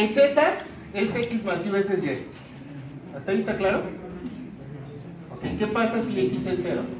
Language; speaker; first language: Spanish; native; Spanish